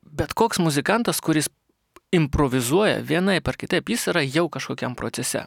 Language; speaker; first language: Lithuanian; non-native, local second language; Russian